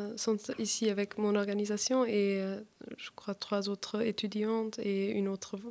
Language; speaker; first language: French; non-native, learner; German